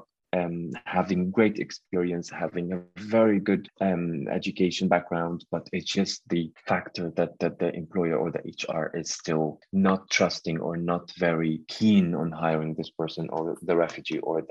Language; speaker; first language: English; non-native, fluent; Arabic